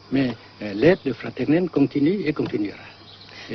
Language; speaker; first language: French; non-native, fluent; Vietnamese